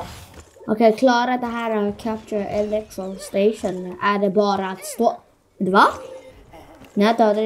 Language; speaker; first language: Swedish; early bilingual, other home language; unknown